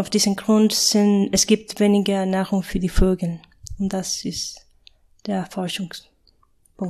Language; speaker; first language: German; non-native, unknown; Spanish